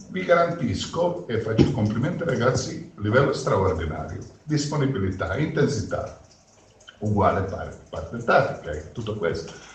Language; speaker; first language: Italian; non-native, fluent; Croatian